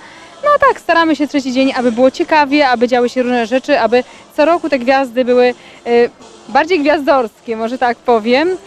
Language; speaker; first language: Polish; native; Polish